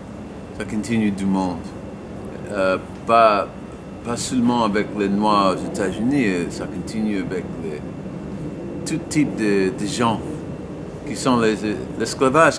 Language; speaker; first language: French; non-native, learner; English